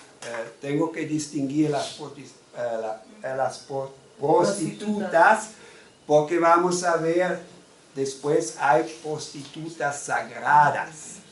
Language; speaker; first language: Spanish; non-native, fluent; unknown